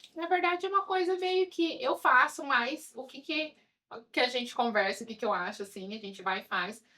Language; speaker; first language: Portuguese; native; Portuguese